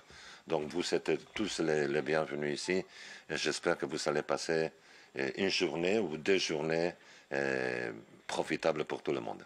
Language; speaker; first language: French; non-native, fluent; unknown